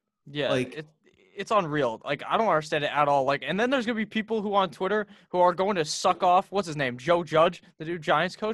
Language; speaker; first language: English; native; English